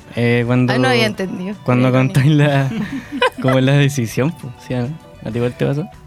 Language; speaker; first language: Spanish; native; Spanish